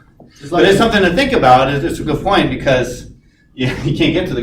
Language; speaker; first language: English; native; English